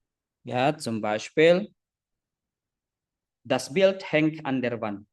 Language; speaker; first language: German; non-native, fluent; Indonesian